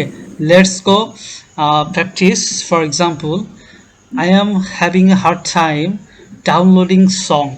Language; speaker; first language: English; non-native, learner; Bangla